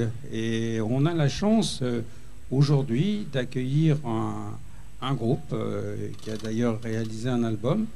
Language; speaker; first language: French; native; French